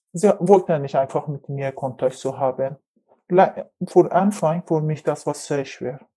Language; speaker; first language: German; non-native, learner; Persian